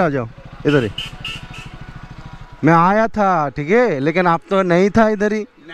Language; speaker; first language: Hindi; non-native, local second language; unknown